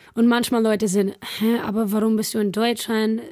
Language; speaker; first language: German; non-native, learner; English